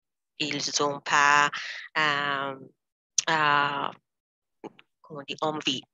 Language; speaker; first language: French; non-native, learner; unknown